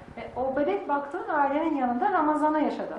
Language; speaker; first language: Turkish; native; Turkish